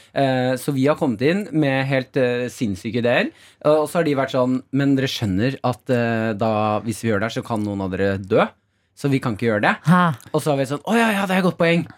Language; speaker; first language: Norwegian; native; Norwegian